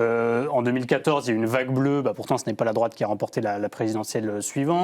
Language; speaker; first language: French; native; French